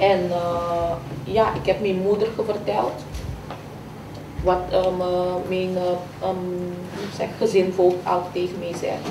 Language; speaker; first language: Dutch; non-native, fluent; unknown